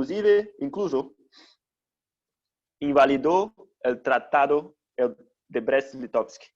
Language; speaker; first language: Spanish; non-native, fluent; Portuguese